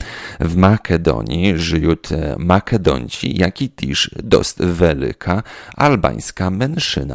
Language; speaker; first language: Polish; non-native, local second language; Rusyn